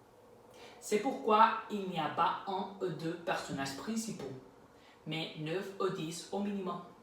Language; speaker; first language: French; non-native, learner; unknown